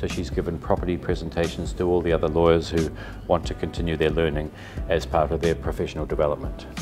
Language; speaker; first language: English; native; English